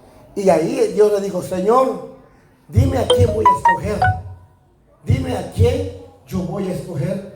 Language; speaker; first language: Spanish; native; Spanish